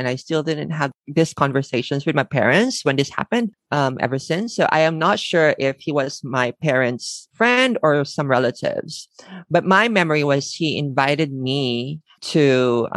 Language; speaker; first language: English; non-native, local second language; Filipino